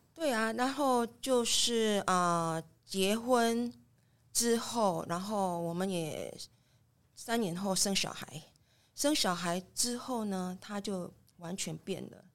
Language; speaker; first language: Chinese; non-native, fluent; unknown